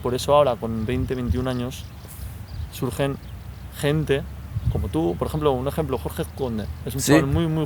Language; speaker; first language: Spanish; native; Spanish